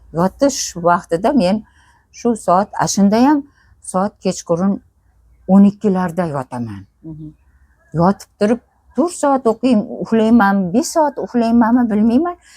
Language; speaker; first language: Uzbek; native; Uzbek